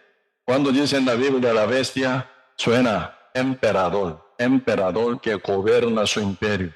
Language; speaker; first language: Spanish; non-native, learner; Korean